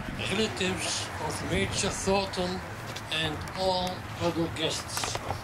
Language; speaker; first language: English; non-native, fluent; Dutch